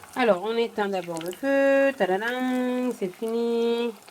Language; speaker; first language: French; non-native, fluent; Indonesian